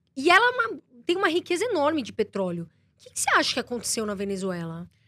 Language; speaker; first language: Portuguese; native; Portuguese